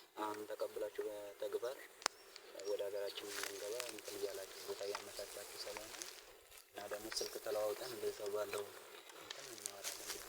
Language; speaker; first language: Amharic; non-native, local second language; Oromo